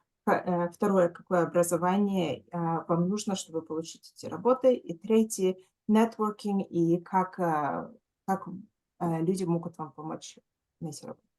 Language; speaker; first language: Russian; early bilingual, heritage; Russian